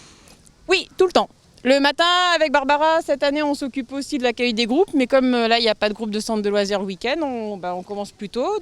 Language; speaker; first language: French; native; French